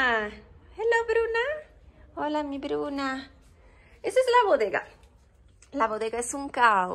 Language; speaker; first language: Spanish; non-native, fluent; Italian